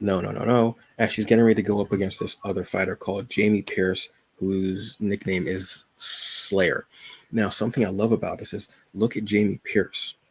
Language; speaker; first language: English; native; English